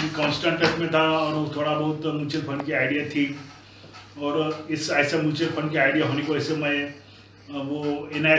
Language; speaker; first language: Hindi; non-native, local second language; Marathi